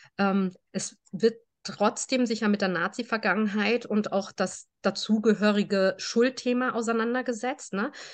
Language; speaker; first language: German; native; German